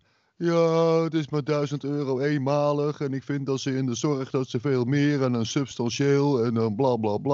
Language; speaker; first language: Dutch; native; Dutch